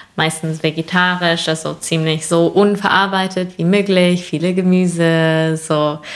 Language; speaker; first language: German; non-native, fluent; English